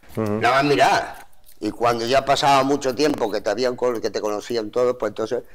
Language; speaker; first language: Spanish; native; Spanish